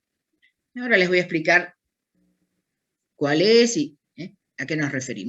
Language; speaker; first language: Spanish; native; Spanish